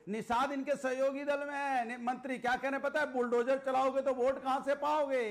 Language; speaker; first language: Hindi; native; Hindi